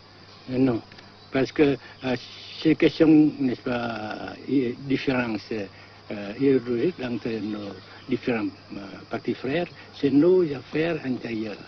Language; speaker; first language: French; non-native, fluent; Vietnamese